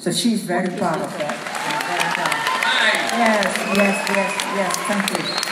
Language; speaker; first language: English; non-native, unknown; Vietnamese